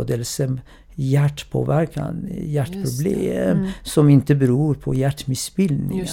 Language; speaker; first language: Swedish; non-native, fluent; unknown